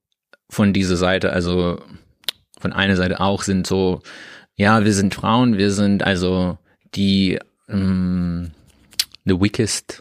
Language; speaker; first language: German; non-native, learner; Russian